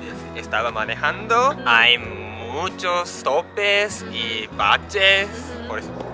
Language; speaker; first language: Spanish; non-native, learner; Japanese